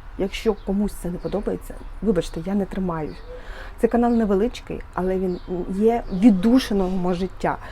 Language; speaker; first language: Ukrainian; native; Ukrainian